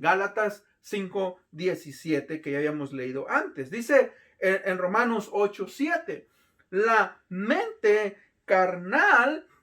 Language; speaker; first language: Spanish; native; Spanish